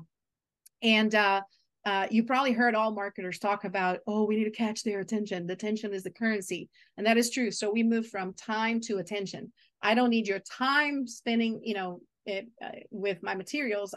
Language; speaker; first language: English; non-native, fluent; Portuguese